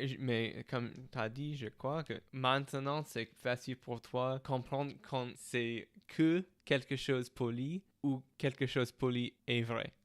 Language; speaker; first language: French; non-native, fluent; English